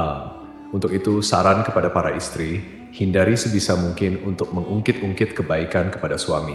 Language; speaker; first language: Indonesian; native; Indonesian